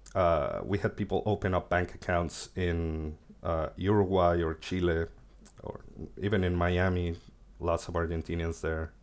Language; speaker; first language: English; early bilingual, other home language; Spanish